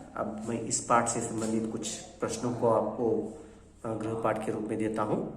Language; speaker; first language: Hindi; non-native, local second language; Kannada